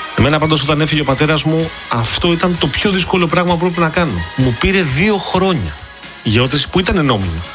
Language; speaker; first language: Greek; native; Greek